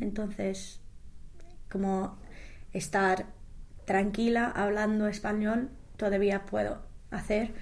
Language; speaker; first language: Spanish; non-native, fluent; English